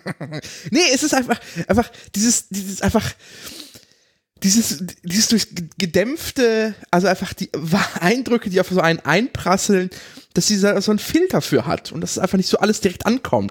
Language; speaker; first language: German; native; German